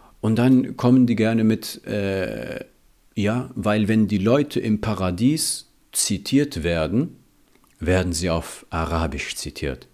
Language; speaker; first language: German; early bilingual, other home language; Riffian